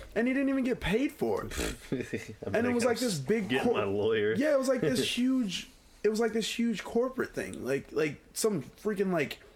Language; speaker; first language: English; native; English